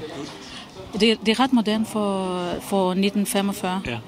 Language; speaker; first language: Danish; non-native, fluent; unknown